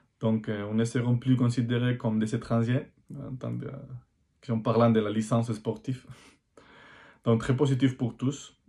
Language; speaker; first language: French; non-native, fluent; Spanish